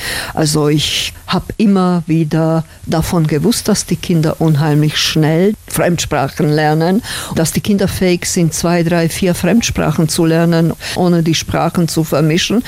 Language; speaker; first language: German; non-native, fluent; Slovak